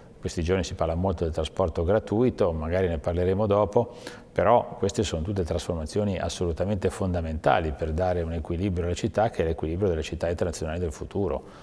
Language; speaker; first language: Italian; native; Italian